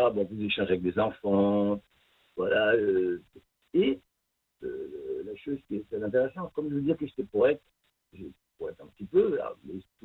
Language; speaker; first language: French; native; French